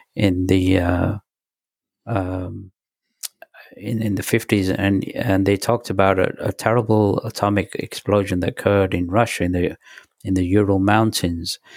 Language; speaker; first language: English; native; English